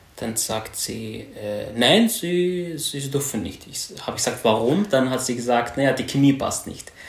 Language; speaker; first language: German; non-native, fluent; Arabic